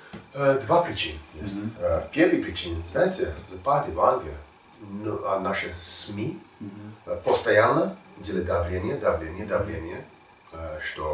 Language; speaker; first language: Russian; non-native, learner; English